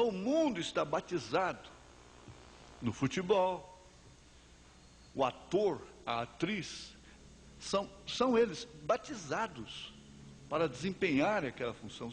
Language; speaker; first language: Portuguese; native; Portuguese